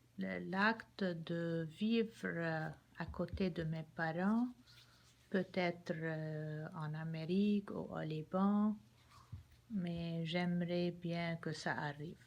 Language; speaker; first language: French; non-native, local second language; Arabic